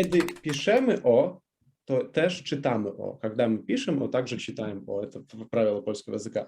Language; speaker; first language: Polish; non-native, fluent; Russian